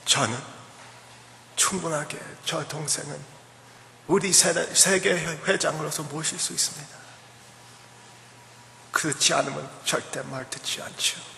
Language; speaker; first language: Korean; early bilingual, heritage; English